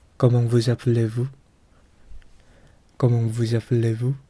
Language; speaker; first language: French; non-native, learner; Korean